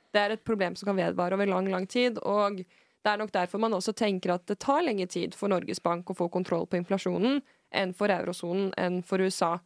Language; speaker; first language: Norwegian; native; Norwegian